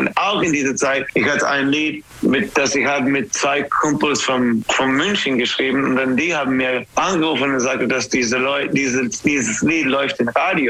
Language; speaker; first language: German; non-native, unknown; English